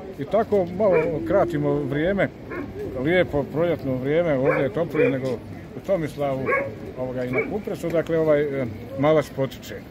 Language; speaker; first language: Bosnian; native; Bosnian